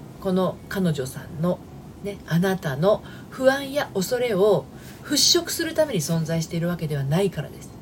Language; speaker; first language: Japanese; native; Japanese